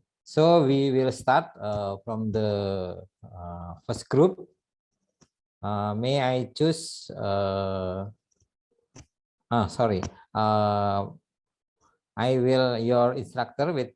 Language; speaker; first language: English; non-native, fluent; Indonesian